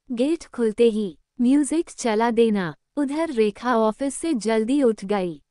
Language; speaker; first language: Hindi; native; Hindi